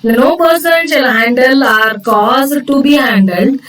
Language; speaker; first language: English; non-native, local second language; Kannada